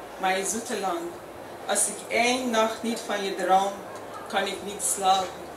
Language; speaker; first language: Dutch; non-native, fluent; Persian